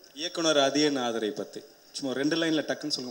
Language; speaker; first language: Tamil; native; Tamil